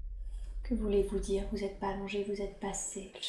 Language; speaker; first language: French; native; French